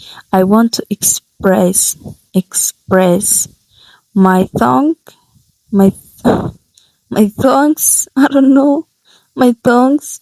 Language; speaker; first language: English; non-native, learner; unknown